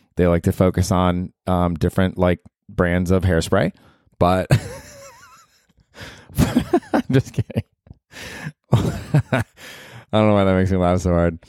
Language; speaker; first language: English; native; English